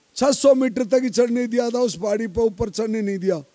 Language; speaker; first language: Hindi; native; Hindi